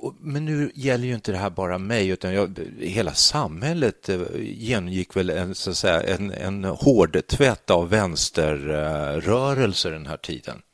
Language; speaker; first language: Swedish; native; Swedish